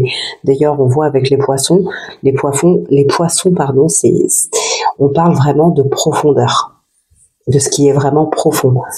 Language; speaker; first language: French; native; French